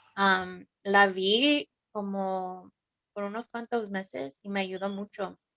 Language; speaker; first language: Spanish; early bilingual, heritage; Spanish